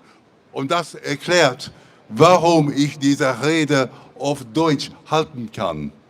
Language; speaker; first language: German; non-native, fluent; English